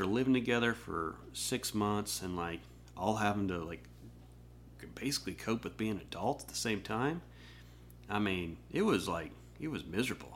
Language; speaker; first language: English; native; English